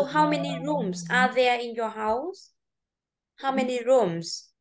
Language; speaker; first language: English; non-native, fluent; Vietnamese